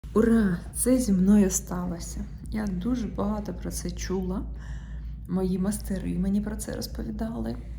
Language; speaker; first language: Ukrainian; non-native, local second language; Russian